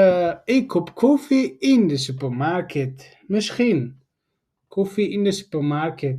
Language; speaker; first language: Dutch; non-native, fluent; Tigrinya